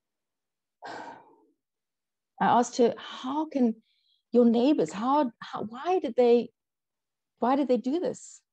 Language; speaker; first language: English; native; English